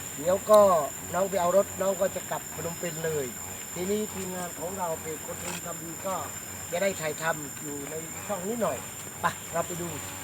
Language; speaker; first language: Thai; native; Thai